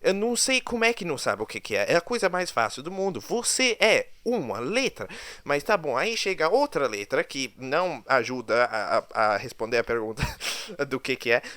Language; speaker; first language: Portuguese; early bilingual, other home language; English